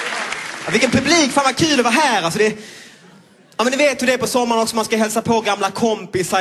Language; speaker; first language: Swedish; native; Swedish